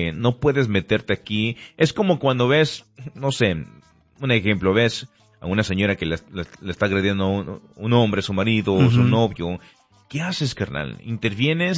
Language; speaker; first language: Spanish; early bilingual, heritage; Spanish